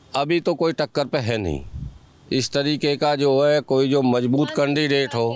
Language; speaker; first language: Hindi; native; Hindi